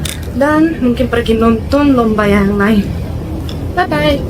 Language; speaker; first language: Indonesian; non-native, fluent; Korean